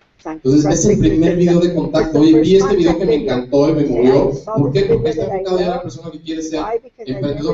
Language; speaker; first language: Spanish; native; Spanish